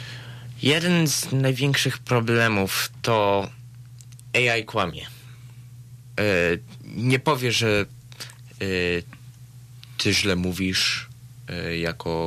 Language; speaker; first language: Polish; early bilingual, heritage; Polish